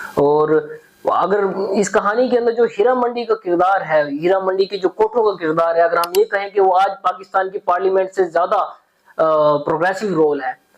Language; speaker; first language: Urdu; native; Urdu